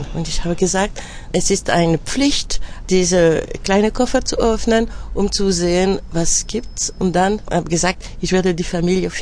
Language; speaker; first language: German; non-native, fluent; French